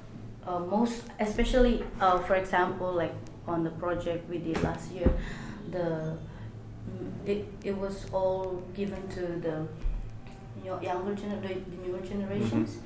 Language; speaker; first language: English; non-native, fluent; Indonesian